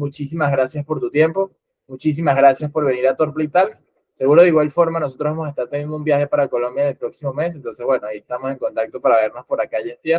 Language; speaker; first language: Spanish; native; Spanish